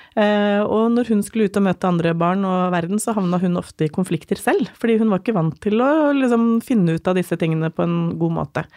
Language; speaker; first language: Norwegian; native; Norwegian